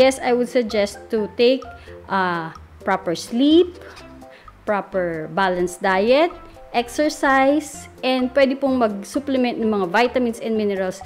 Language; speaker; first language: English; non-native, local second language; Filipino